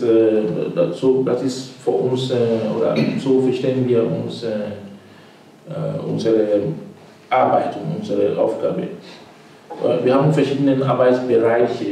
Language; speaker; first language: German; non-native, fluent; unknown